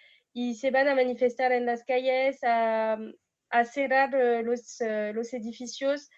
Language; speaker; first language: Spanish; non-native, fluent; French